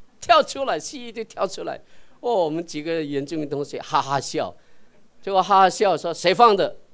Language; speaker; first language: Chinese; native; Chinese